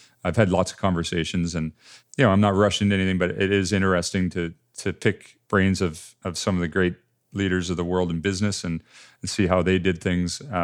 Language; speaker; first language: English; native; English